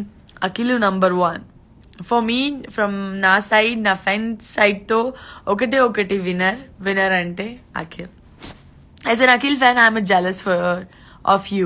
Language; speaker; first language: Telugu; non-native, learner; Gujarati